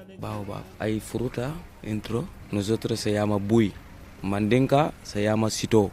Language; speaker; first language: Spanish; non-native, learner; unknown